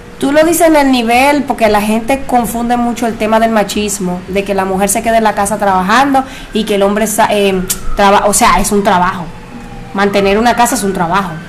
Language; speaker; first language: Spanish; native; Spanish